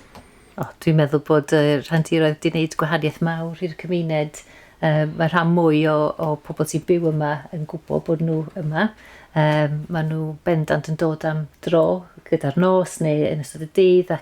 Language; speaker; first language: Welsh; native; Welsh